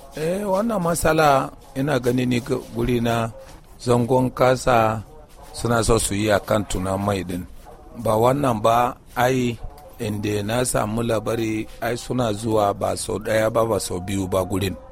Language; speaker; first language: Hausa; non-native, local second language; Kanuri